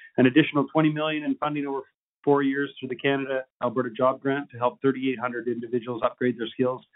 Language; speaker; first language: English; native; English